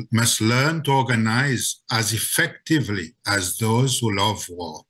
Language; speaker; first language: English; non-native, fluent; Seselwa Creole French